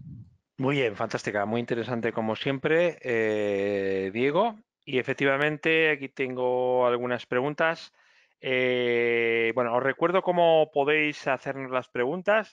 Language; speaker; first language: Spanish; native; Spanish